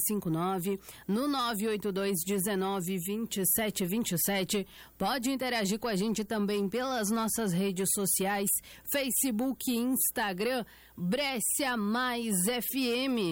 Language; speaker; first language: Portuguese; native; Portuguese